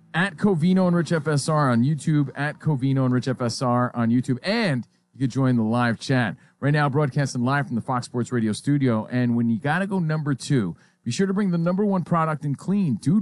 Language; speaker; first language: English; native; English